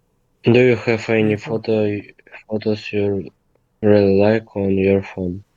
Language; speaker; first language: English; non-native, learner; Russian